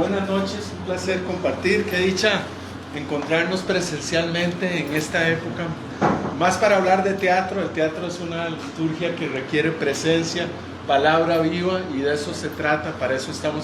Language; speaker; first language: Spanish; native; Spanish